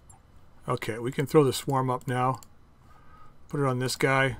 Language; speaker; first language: English; native; English